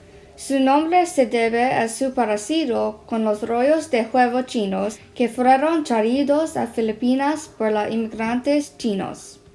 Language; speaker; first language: Spanish; non-native, learner; English